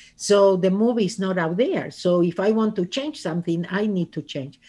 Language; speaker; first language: English; non-native, fluent; Spanish